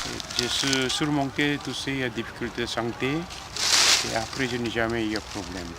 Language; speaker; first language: French; non-native, fluent; Korean